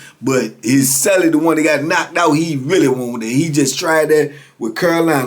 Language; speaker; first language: English; native; English